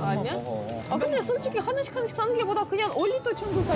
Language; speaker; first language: Korean; non-native, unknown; Russian